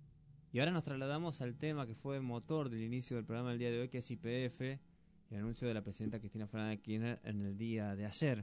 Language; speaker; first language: Spanish; native; Spanish